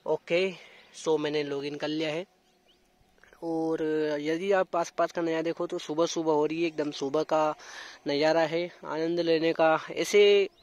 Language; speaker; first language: Hindi; native; Hindi